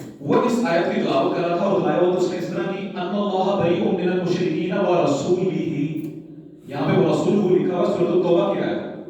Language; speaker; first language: Urdu; non-native, local second language; Punjabi